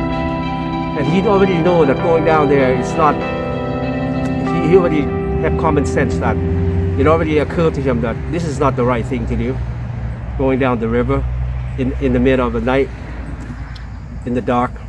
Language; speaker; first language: English; non-native, fluent; Lao